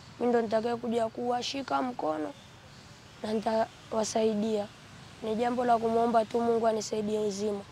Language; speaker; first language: Swahili; native; Swahili